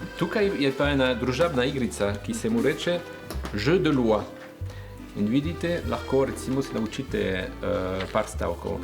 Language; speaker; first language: Slovenian; non-native, fluent; French